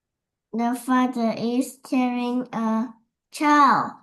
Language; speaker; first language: English; non-native, learner; Vietnamese